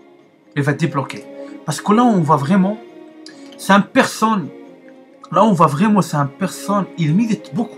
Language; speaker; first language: French; non-native, learner; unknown